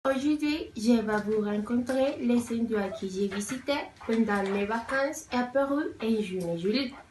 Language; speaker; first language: French; non-native, learner; Spanish